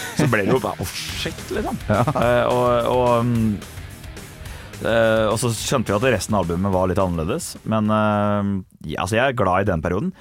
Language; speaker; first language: Norwegian; native; Norwegian